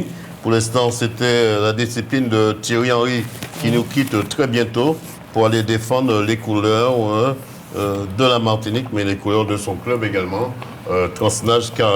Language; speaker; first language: French; native; French